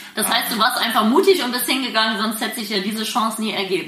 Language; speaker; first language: German; native; German